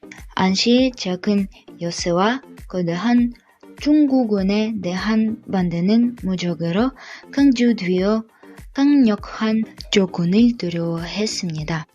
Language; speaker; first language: Korean; non-native, learner; Russian